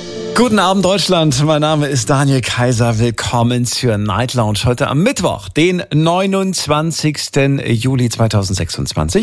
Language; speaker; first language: German; native; German